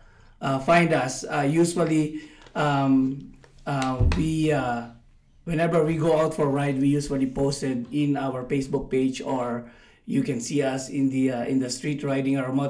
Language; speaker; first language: English; non-native, local second language; Filipino